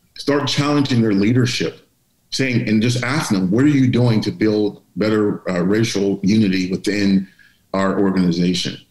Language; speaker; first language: English; native; English